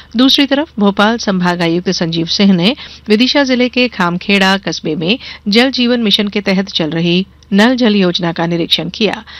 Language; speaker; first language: Hindi; native; Hindi